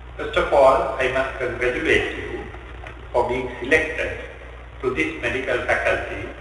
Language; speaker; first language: English; non-native, local second language; Sinhala